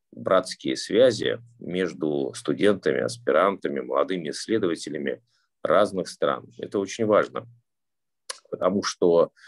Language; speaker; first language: Russian; native; Russian